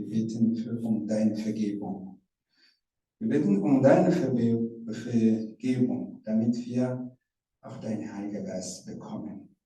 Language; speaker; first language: German; non-native, learner; Rundi